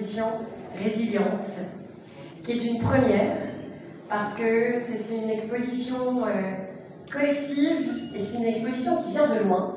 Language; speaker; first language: French; native; French